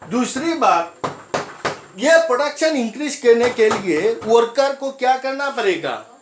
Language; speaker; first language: Hindi; non-native, local second language; Assamese